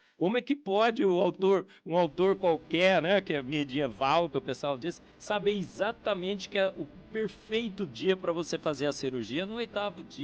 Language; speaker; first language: Portuguese; native; Portuguese